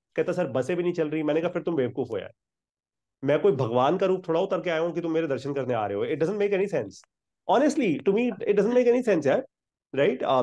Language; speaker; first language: Hindi; native; Hindi